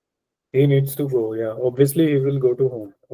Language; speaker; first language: English; non-native, local second language; Punjabi